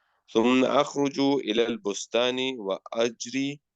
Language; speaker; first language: Arabic; non-native, learner; Urdu